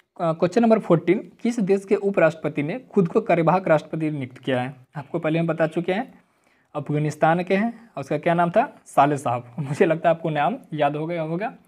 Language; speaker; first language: Hindi; native; Hindi